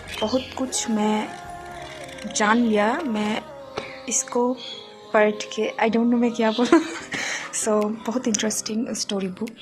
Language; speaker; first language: Hindi; non-native, local second language; Bangla